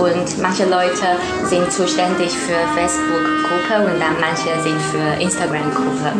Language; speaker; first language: German; non-native, learner; Chinese